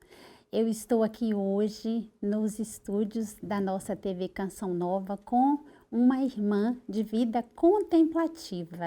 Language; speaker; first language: Portuguese; native; Portuguese